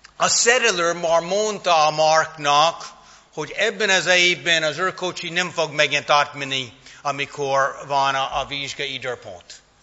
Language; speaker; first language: Hungarian; non-native, fluent; English